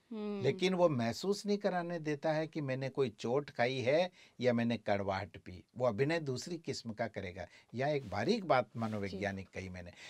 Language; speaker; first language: Hindi; native; Hindi